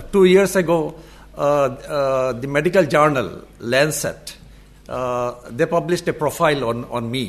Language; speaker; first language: English; non-native, local second language; Bangla